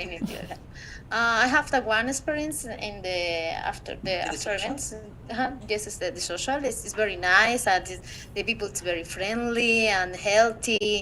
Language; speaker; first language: English; non-native, learner; Spanish